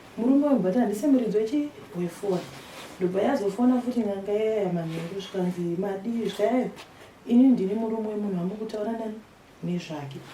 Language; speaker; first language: Shona; early bilingual, other home language; Nyanja